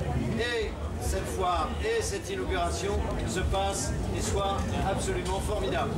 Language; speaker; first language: French; native; French